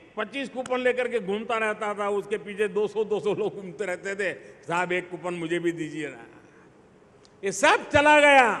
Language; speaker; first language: Hindi; non-native, local second language; Gujarati